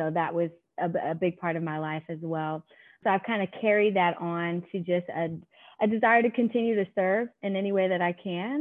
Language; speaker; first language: English; native; English